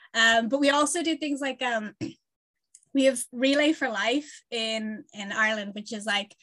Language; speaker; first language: English; native; English